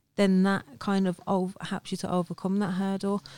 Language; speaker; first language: English; native; English